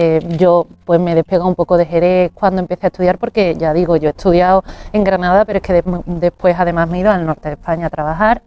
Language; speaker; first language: Spanish; native; Spanish